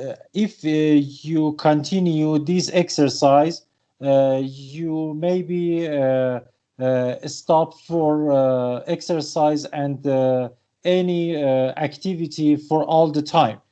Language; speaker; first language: English; non-native, learner; Persian